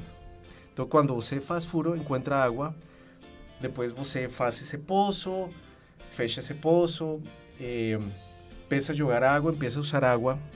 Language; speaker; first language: Portuguese; non-native, fluent; Spanish